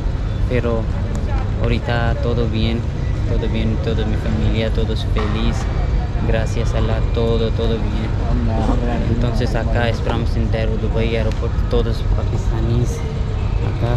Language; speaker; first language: Spanish; non-native, learner; Punjabi